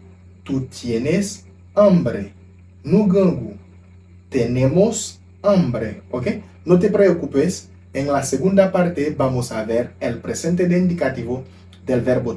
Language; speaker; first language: Spanish; non-native, fluent; Haitian Creole